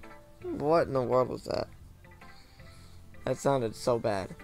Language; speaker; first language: English; native; English